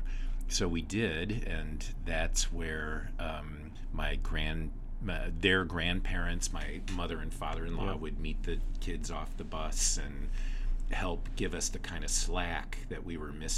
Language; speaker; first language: English; native; English